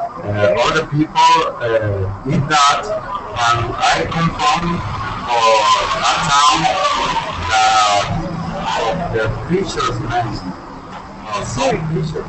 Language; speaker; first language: English; non-native, learner; Spanish